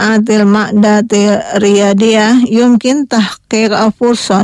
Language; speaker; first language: Arabic; non-native, fluent; Indonesian